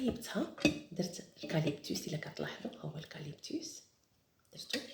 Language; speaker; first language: Arabic; native; Arabic